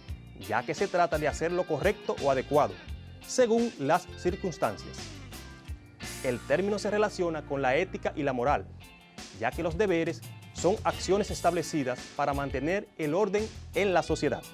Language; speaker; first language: Spanish; native; Spanish